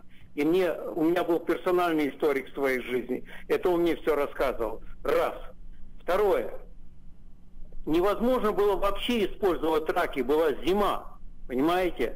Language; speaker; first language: Russian; native; Russian